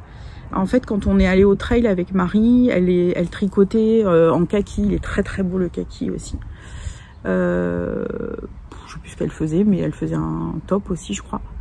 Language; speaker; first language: French; native; French